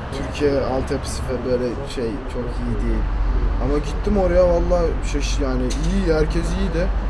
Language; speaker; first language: Turkish; early bilingual, heritage; Turkish